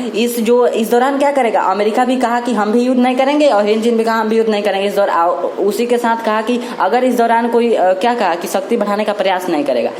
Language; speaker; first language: Hindi; native; Hindi